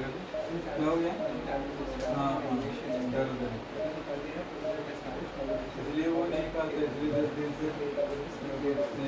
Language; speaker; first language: Hindi; non-native, local second language; Malayalam